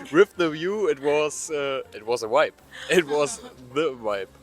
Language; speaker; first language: English; non-native, learner; German